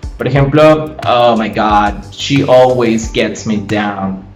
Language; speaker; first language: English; non-native, fluent; Spanish